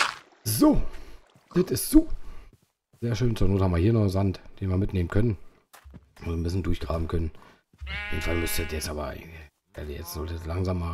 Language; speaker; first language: German; native; German